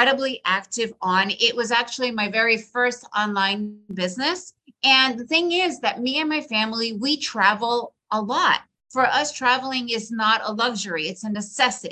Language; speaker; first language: English; early bilingual, other home language; Russian